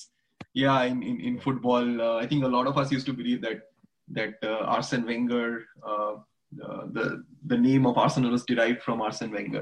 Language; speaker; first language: English; non-native, local second language; Bangla